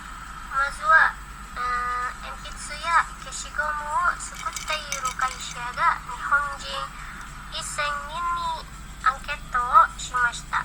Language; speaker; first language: Japanese; non-native, learner; Indonesian